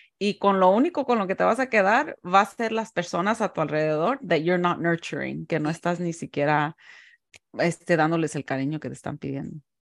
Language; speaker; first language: Spanish; early bilingual, heritage; Spanish